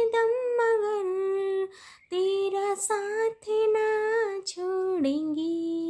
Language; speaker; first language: Hindi; non-native, local second language; Odia